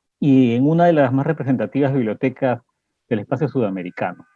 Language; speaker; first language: Spanish; native; Spanish